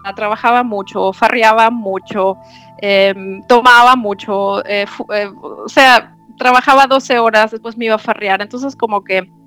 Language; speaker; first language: Spanish; non-native, fluent; German